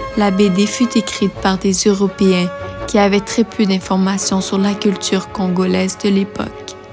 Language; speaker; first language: French; native; French